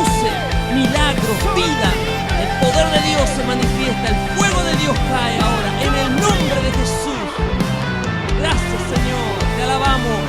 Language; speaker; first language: Spanish; native; Spanish